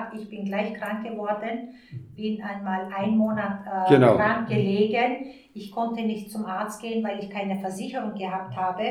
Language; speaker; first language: German; early bilingual, other home language; Turkish